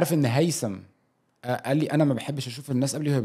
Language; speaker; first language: Arabic; native; Arabic